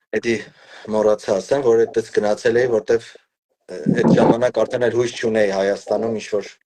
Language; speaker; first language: Armenian; early bilingual, heritage; Armenian